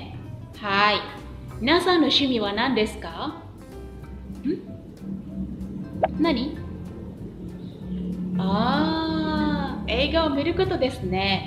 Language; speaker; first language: Japanese; non-native, fluent; Indonesian